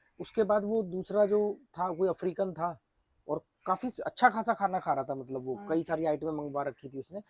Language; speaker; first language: Hindi; native; Hindi